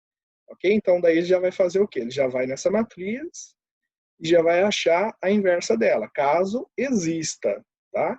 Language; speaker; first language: Portuguese; native; Portuguese